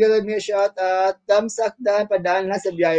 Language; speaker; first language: Filipino; non-native, local second language; Cebuano